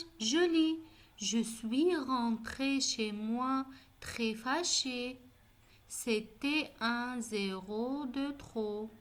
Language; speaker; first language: French; non-native, local second language; Arabic